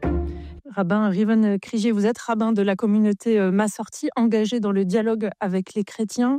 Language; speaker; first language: French; native; French